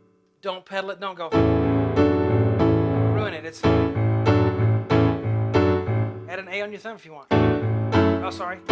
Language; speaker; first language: English; native; English